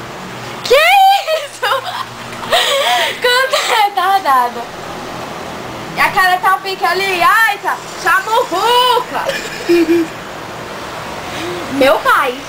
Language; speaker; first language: Portuguese; native; Portuguese